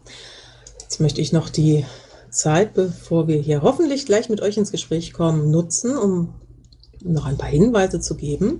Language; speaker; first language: German; native; German